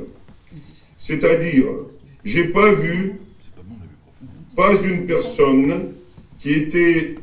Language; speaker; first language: French; non-native, fluent; Russian